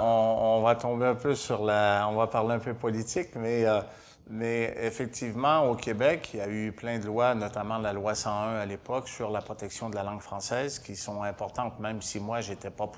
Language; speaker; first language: French; native; French